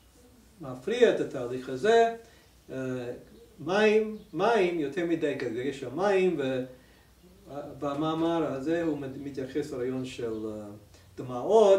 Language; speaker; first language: Hebrew; non-native, fluent; English